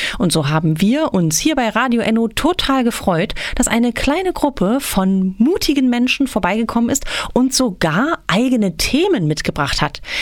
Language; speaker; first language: German; native; German